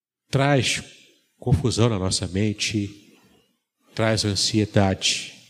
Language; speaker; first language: Portuguese; native; Portuguese